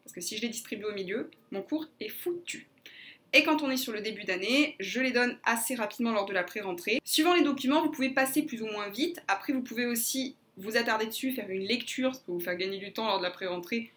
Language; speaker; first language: French; native; French